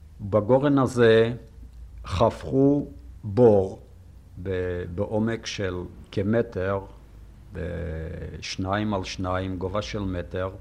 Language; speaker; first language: Hebrew; non-native, fluent; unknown